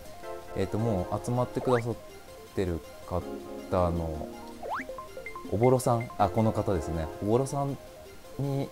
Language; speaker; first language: Japanese; native; Japanese